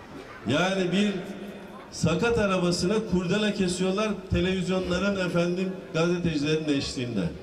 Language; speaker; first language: Turkish; native; Turkish